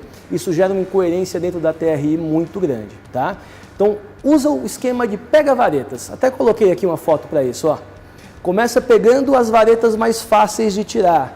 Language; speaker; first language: Portuguese; native; Portuguese